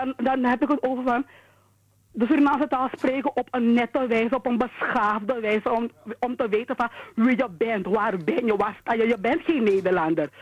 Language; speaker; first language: Dutch; native; Dutch